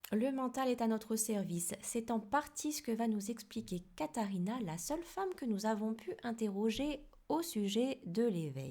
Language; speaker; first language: French; native; French